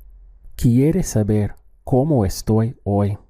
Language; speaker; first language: Spanish; non-native, fluent; English